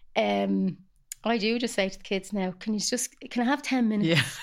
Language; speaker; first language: English; native; English